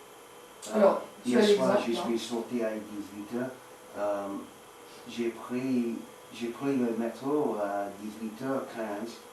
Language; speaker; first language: French; non-native, learner; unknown